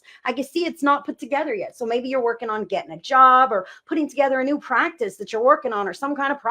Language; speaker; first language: English; native; English